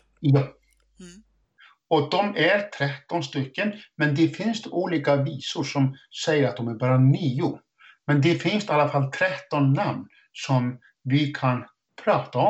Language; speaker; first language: Swedish; non-native, fluent; Icelandic